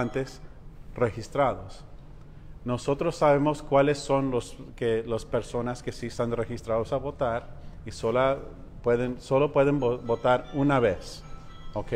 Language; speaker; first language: Spanish; early bilingual, heritage; Spanish